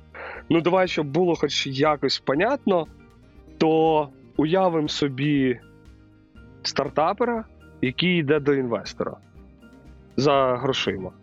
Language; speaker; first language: Ukrainian; native; Ukrainian